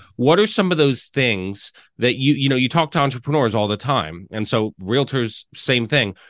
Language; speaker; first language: English; native; English